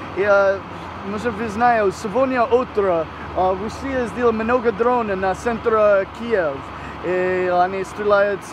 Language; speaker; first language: Russian; non-native, learner; English